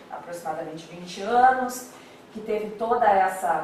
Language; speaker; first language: Portuguese; native; Portuguese